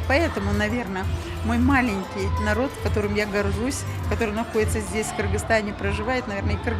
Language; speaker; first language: Russian; non-native, local second language; Karachay-Balkar